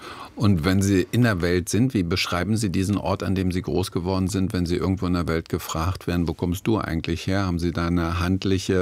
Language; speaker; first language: German; native; German